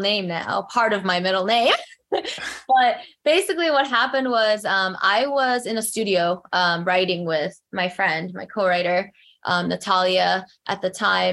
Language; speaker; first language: English; early bilingual, other home language; Korean